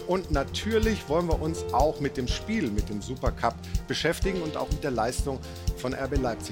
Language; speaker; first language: German; native; German